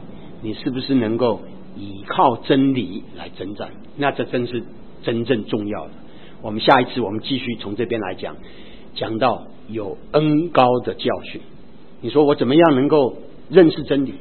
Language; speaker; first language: Chinese; native; Chinese